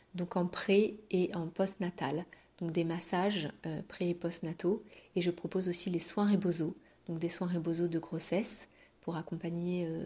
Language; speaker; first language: French; native; French